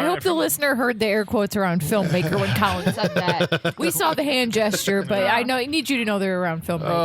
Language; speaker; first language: English; native; English